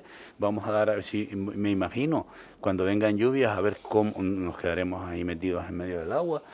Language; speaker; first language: Spanish; native; Spanish